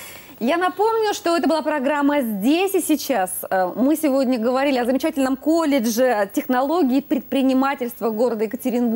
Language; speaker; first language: Russian; native; Russian